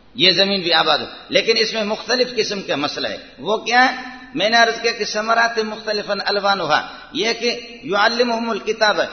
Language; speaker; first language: Urdu; non-native, local second language; Brahui